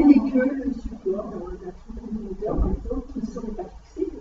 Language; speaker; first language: French; native; French